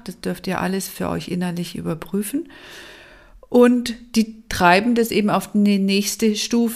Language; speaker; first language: German; native; German